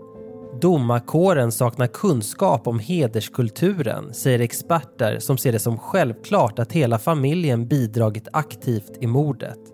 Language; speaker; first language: Swedish; native; Swedish